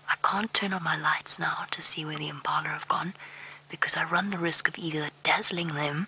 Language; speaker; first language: English; native; English